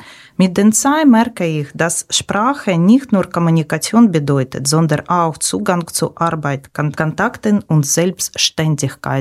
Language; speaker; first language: German; non-native, learner; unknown